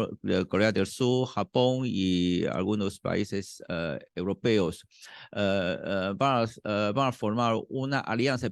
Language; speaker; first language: Spanish; non-native, fluent; Chinese